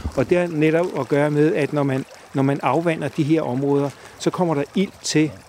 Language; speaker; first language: Danish; native; Danish